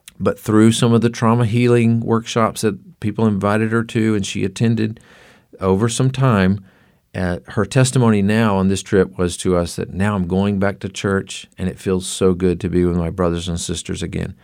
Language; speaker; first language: English; native; English